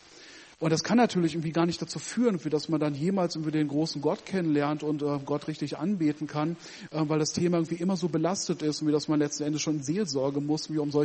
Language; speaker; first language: German; native; German